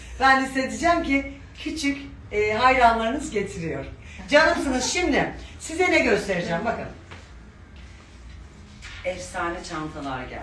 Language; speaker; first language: Turkish; native; Turkish